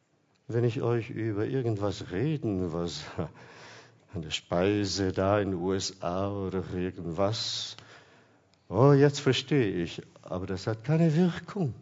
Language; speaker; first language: German; non-native, fluent; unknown